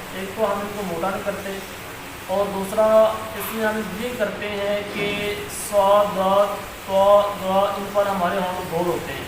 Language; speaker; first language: Urdu; native; Urdu